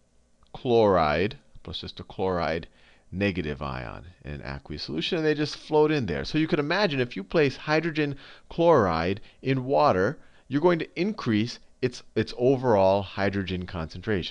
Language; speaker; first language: English; native; English